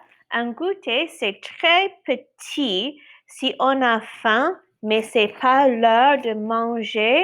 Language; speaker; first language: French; non-native, fluent; English